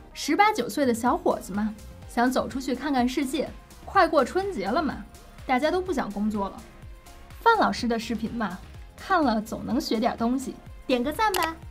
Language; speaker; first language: Chinese; native; Chinese